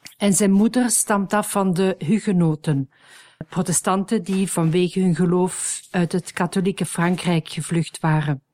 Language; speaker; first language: Dutch; native; Dutch